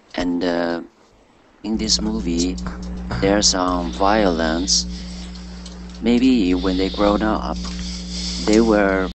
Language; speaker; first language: English; non-native, learner; Chinese